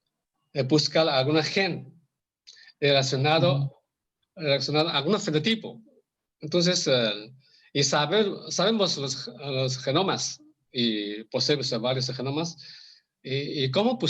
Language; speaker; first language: Spanish; non-native, learner; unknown